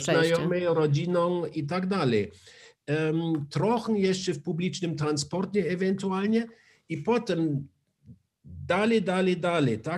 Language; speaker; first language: Polish; non-native, learner; German